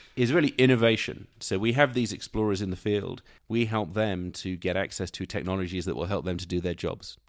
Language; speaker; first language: English; native; English